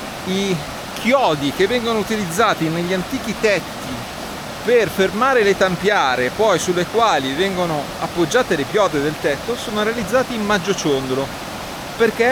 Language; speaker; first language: Italian; native; Italian